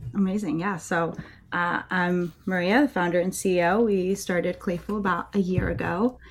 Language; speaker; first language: English; early bilingual, other home language; Spanish